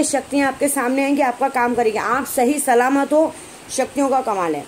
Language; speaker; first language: Hindi; native; Hindi